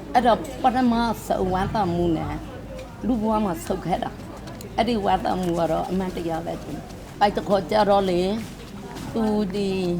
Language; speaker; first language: Burmese; native; Burmese